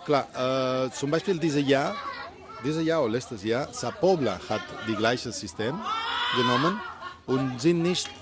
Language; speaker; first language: German; non-native, learner; Spanish